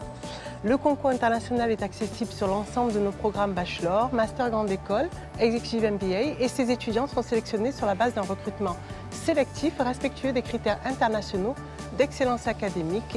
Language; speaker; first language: French; native; French